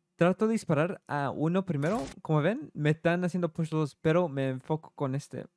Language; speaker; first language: Spanish; early bilingual, heritage; Spanish